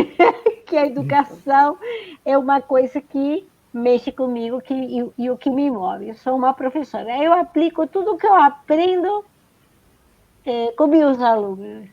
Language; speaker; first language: Portuguese; non-native, fluent; Spanish